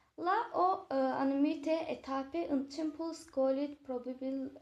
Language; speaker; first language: Romanian; non-native, learner; Azerbaijani